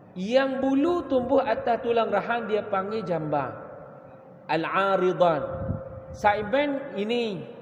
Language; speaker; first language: Malay; native; Malay